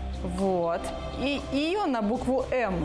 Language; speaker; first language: Russian; native; Russian